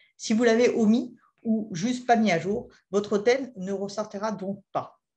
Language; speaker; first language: French; native; French